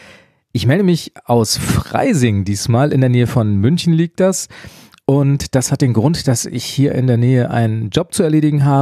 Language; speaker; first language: German; native; German